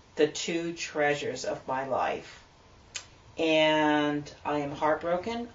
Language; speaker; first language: English; native; English